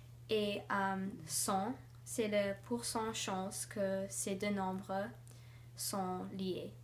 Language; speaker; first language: French; non-native, learner; English